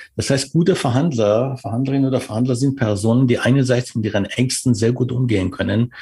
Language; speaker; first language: German; non-native, fluent; Persian